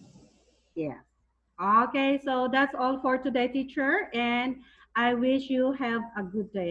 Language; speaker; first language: English; non-native, fluent; Thai